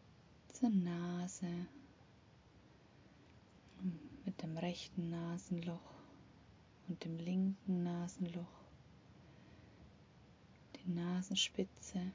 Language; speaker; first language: German; native; German